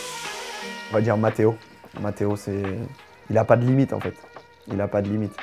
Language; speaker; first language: French; native; French